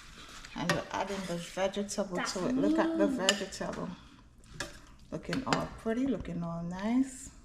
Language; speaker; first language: English; non-native, local second language; Jamaican Creole English